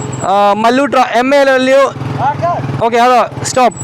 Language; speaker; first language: Arabic; non-native, learner; Malayalam